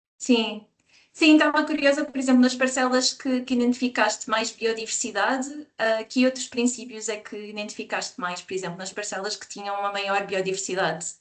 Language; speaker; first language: Portuguese; native; Portuguese